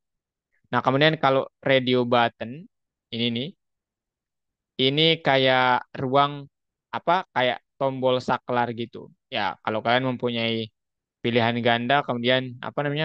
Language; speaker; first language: Indonesian; native; Indonesian